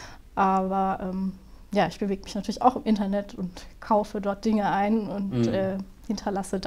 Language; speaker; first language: German; native; German